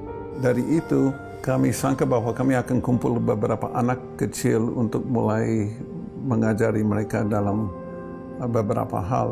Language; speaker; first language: Indonesian; non-native, fluent; English